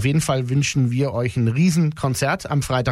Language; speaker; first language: German; native; German